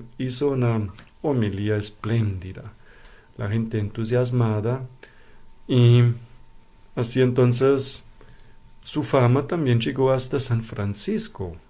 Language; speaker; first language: Spanish; non-native, fluent; German